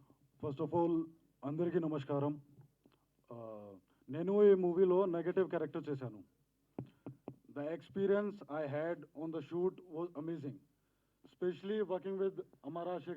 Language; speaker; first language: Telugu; non-native, learner; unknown